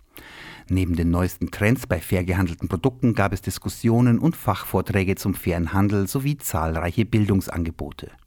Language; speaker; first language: German; native; German